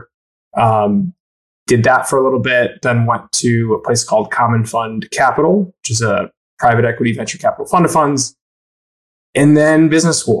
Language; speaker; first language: English; native; English